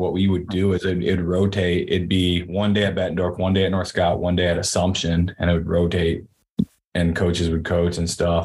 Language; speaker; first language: English; native; English